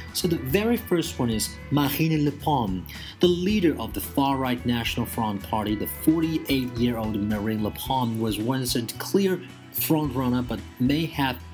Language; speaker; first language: English; non-native, fluent; Chinese